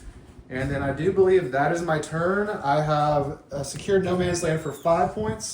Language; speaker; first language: English; native; English